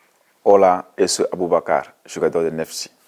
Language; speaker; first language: Portuguese; non-native, learner; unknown